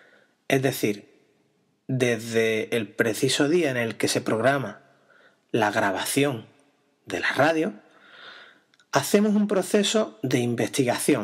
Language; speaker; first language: Spanish; native; Spanish